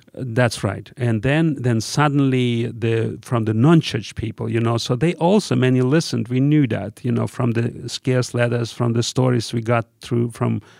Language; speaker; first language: English; non-native, fluent; Russian